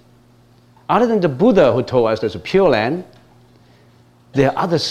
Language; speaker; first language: English; non-native, local second language; Cantonese